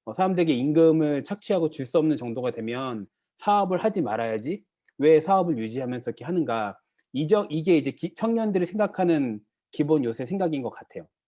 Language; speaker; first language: Korean; native; Korean